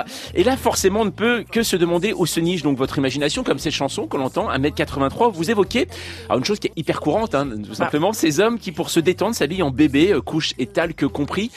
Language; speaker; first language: French; native; French